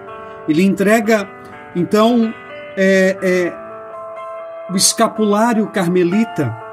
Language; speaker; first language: Portuguese; native; Portuguese